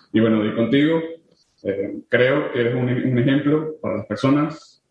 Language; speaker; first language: Spanish; native; Spanish